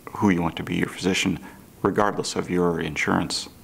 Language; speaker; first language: English; native; English